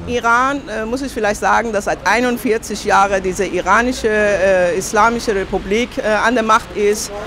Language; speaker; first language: German; non-native, fluent; Persian